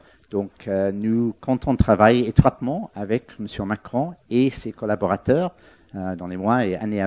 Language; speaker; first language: French; non-native, fluent; English